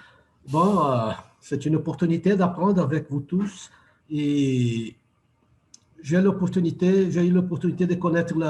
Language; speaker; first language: French; non-native, fluent; Portuguese